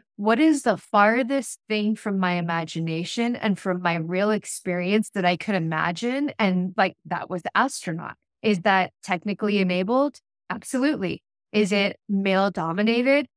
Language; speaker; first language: English; native; English